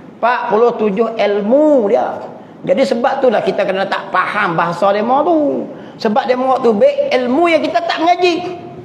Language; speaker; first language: Malay; native; Malay